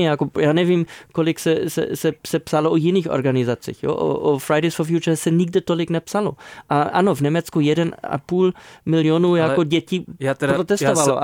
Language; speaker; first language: Czech; non-native, fluent; German